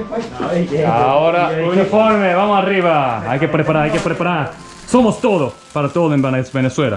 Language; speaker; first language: Spanish; native; Spanish